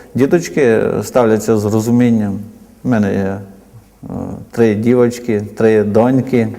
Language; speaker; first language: Ukrainian; native; Ukrainian